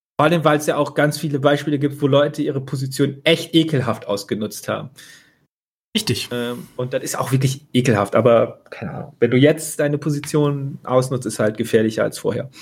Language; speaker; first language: German; native; German